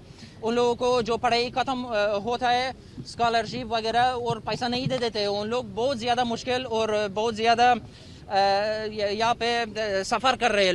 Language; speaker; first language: Hindi; non-native, fluent; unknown